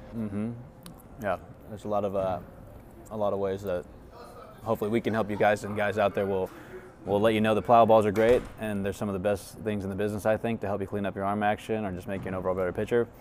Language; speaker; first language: English; native; English